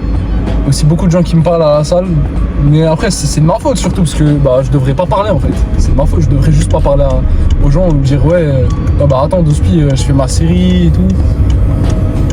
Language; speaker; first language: French; native; French